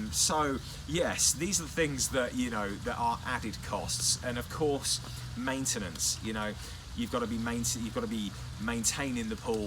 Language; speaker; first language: English; native; English